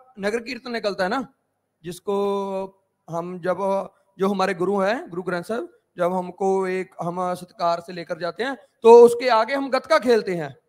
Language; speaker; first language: Hindi; non-native, local second language; Punjabi